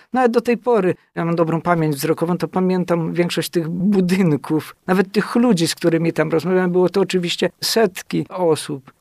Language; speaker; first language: Polish; native; Polish